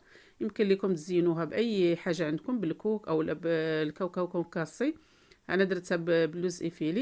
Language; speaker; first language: Arabic; native; Arabic